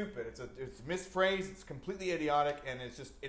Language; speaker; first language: English; native; English